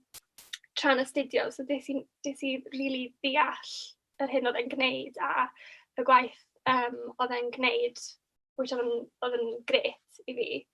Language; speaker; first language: Welsh; native; Welsh